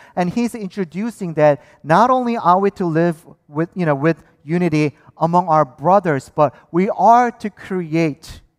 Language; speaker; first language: English; early bilingual, other home language; Korean